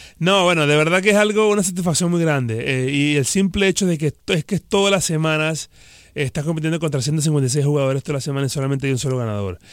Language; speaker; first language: Spanish; native; Spanish